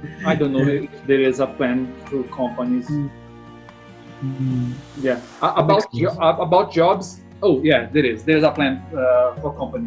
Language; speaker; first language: English; non-native, learner; Portuguese